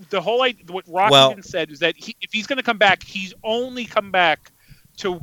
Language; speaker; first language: English; native; English